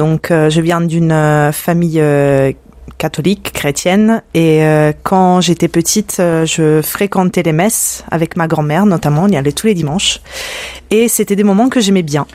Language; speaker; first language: French; non-native, fluent; Italian